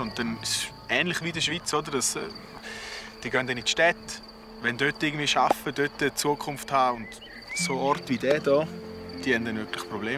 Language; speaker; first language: German; native; German